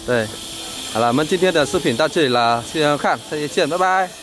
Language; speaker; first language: Chinese; non-native, learner; Vietnamese